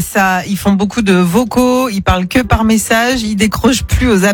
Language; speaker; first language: French; native; French